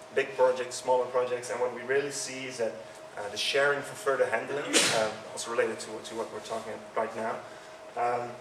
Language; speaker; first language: English; non-native, fluent; Dutch